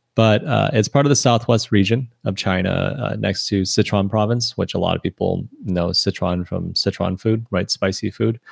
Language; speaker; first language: English; early bilingual, other home language; Chinese